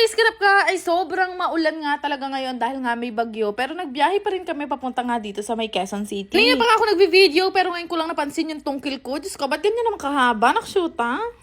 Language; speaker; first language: Filipino; native; Filipino